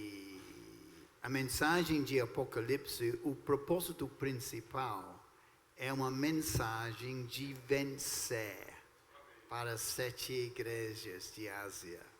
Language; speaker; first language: Portuguese; non-native, fluent; English